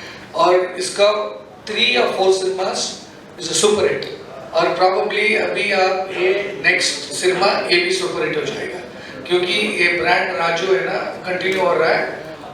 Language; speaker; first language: Hindi; non-native, local second language; Kannada